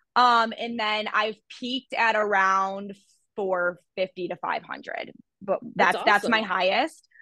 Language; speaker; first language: English; native; English